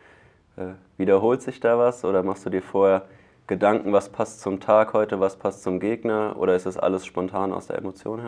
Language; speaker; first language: German; native; German